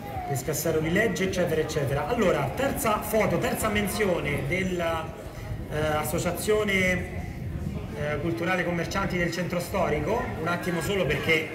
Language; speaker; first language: Italian; native; Italian